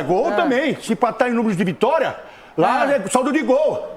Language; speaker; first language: Portuguese; native; Portuguese